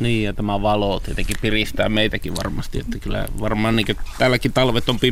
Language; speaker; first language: Finnish; native; Finnish